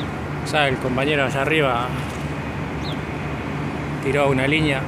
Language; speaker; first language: Spanish; native; Spanish